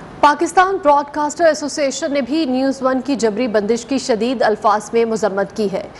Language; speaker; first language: Urdu; native; Urdu